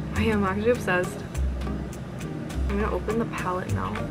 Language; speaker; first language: English; native; English